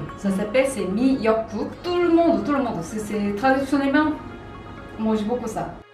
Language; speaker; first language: French; non-native, learner; Korean